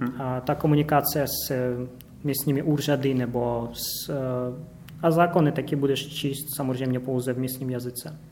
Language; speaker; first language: Czech; non-native, fluent; Russian